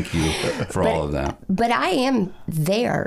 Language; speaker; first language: English; native; English